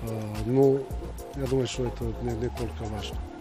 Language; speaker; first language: Russian; non-native, learner; Bulgarian